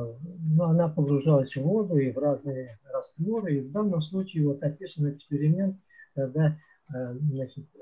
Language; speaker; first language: Russian; native; Russian